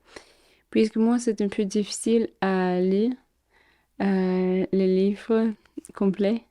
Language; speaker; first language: French; non-native, fluent; English